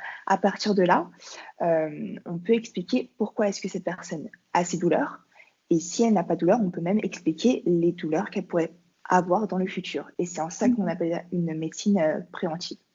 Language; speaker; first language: French; native; French